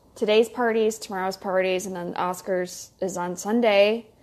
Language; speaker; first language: English; native; English